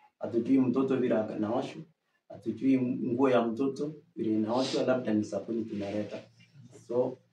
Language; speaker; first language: Swahili; non-native, local second language; Gusii